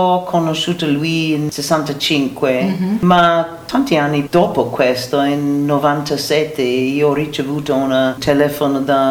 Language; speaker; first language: Italian; non-native, learner; English